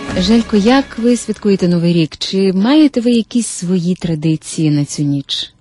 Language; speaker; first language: Ukrainian; native; Ukrainian